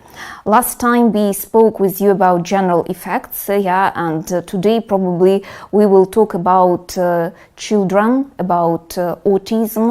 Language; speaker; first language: English; non-native, fluent; Russian